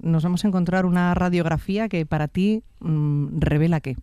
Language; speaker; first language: Spanish; native; Spanish